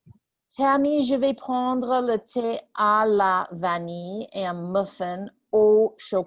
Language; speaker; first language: French; non-native, fluent; English